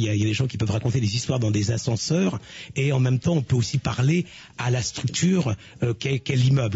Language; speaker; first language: French; native; French